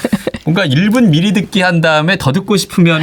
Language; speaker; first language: Korean; native; Korean